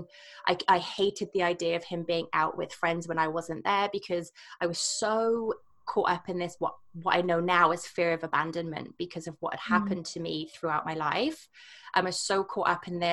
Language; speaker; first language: English; native; English